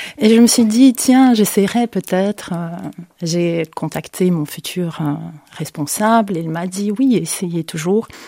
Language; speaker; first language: French; non-native, fluent; Ukrainian